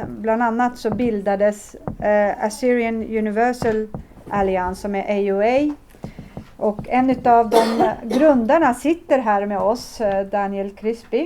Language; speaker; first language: Swedish; early bilingual, other home language; Assyrian Neo-Aramaic